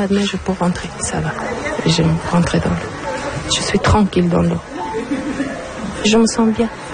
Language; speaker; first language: French; non-native, learner; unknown